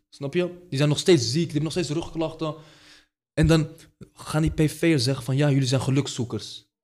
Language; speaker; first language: Dutch; early bilingual, other home language; Arabic